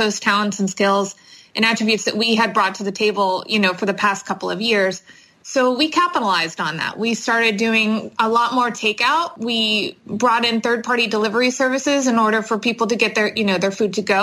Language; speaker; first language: English; native; English